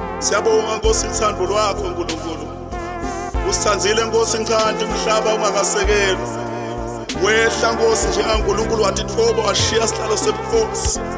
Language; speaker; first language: Zulu; non-native, local second language; Swati